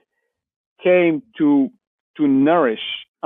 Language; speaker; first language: English; non-native, fluent; French